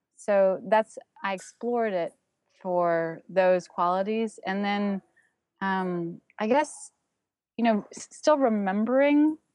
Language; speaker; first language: English; non-native, fluent; German